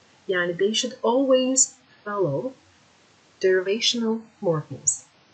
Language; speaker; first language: English; non-native, fluent; Turkish